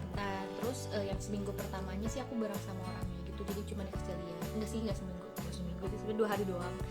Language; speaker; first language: Indonesian; native; Indonesian